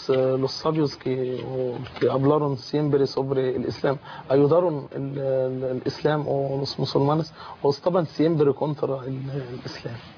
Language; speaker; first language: Spanish; non-native, fluent; Arabic